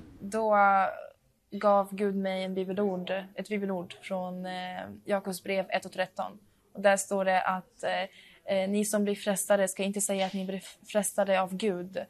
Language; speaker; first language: Swedish; non-native, fluent; Arabic